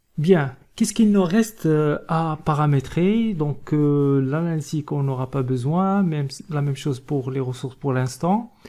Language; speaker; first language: French; non-native, local second language; Arabic